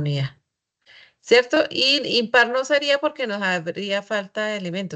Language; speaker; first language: Spanish; native; Spanish